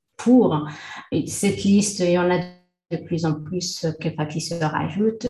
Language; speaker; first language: French; non-native, local second language; Arabic